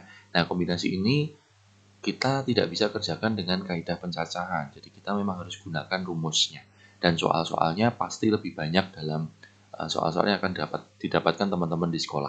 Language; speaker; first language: Indonesian; native; Indonesian